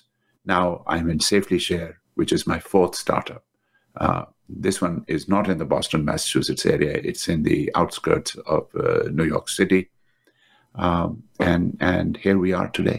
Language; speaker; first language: English; native; English